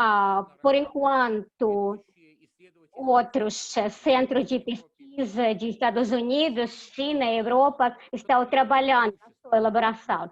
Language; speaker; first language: Portuguese; non-native, fluent; Russian